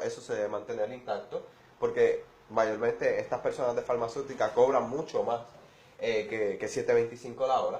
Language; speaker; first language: Spanish; native; Spanish